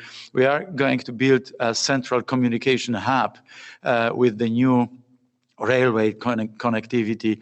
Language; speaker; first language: English; non-native, fluent; Polish